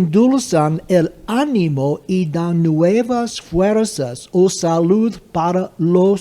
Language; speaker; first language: Spanish; non-native, fluent; English